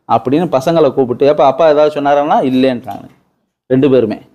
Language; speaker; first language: Tamil; native; Tamil